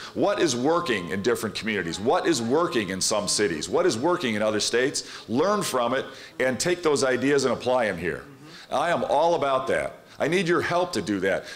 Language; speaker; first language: English; native; English